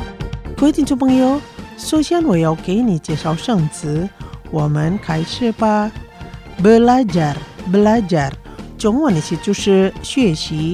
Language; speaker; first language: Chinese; non-native, fluent; Indonesian